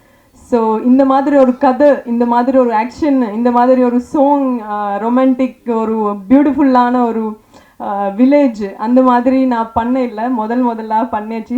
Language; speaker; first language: Tamil; non-native, fluent; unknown